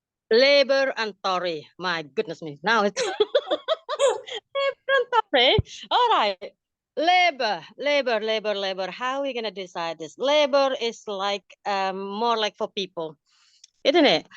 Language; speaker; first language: English; non-native, fluent; Indonesian